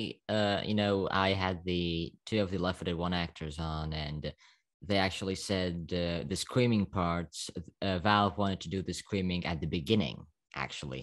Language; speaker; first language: English; non-native, fluent; Slovak